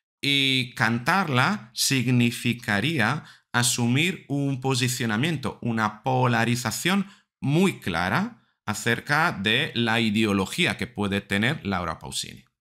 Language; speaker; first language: Spanish; non-native, fluent; Italian